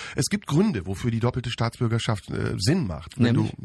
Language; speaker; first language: German; early bilingual, other home language; Turkish